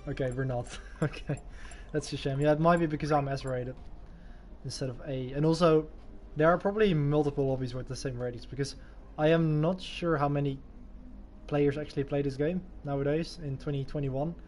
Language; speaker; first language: English; non-native, fluent; Dutch